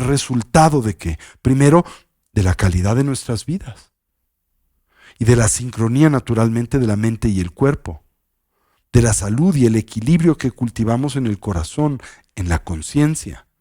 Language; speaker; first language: Spanish; native; Spanish